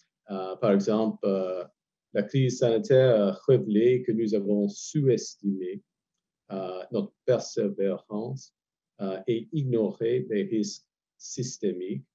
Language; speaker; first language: French; non-native, fluent; English